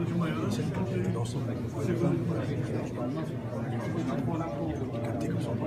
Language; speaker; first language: French; native; French